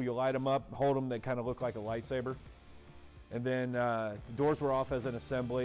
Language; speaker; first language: English; native; English